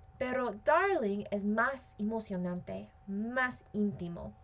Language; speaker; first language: Spanish; non-native, fluent; English